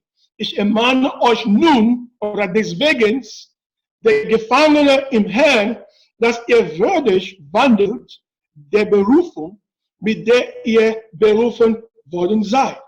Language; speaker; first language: German; non-native, fluent; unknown